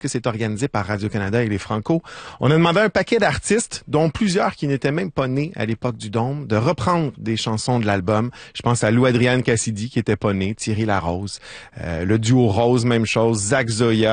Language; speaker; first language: French; native; French